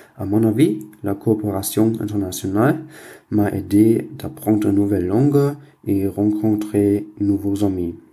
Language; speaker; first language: French; non-native, learner; German